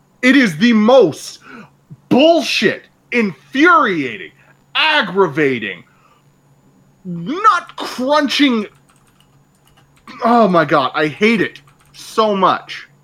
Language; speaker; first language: English; native; English